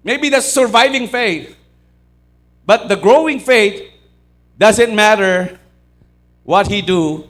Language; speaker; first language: English; non-native, local second language; Filipino